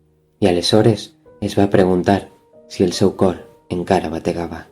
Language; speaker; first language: Catalan; native; Catalan